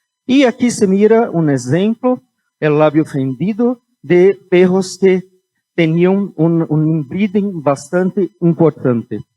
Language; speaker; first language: Spanish; non-native, fluent; Portuguese